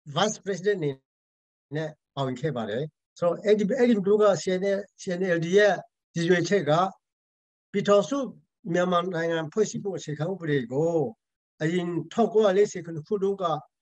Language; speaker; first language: Burmese; non-native, local second language; Hakha Chin